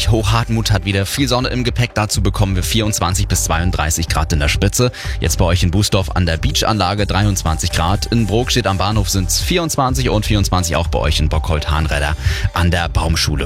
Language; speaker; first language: German; native; German